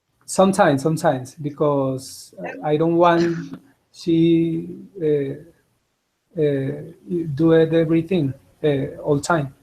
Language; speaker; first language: English; non-native, learner; Spanish